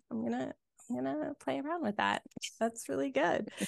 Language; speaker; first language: English; native; English